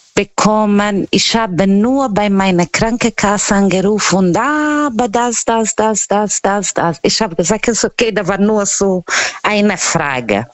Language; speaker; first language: German; non-native, fluent; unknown